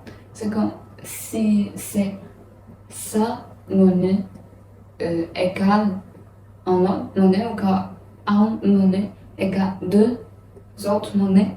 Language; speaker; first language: French; non-native, learner; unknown